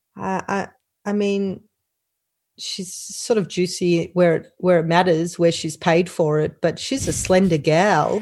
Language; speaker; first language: English; native; English